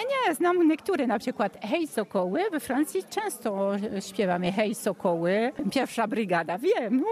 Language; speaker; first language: Polish; early bilingual, heritage; French